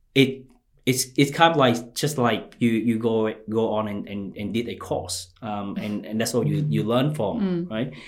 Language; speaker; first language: English; non-native, fluent; Vietnamese